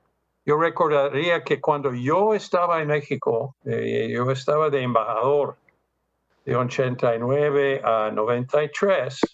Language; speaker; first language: Spanish; non-native, fluent; English